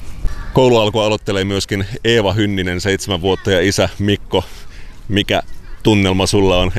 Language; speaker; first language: Finnish; native; Finnish